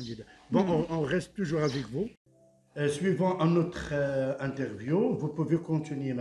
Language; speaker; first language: French; non-native, local second language; Arabic